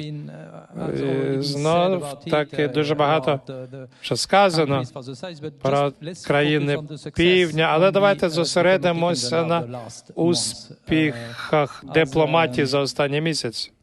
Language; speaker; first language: Ukrainian; non-native, fluent; French